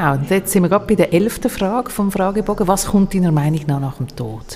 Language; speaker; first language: German; native; German